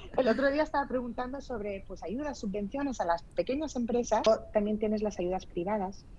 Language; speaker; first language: Spanish; early bilingual, other home language; Arabic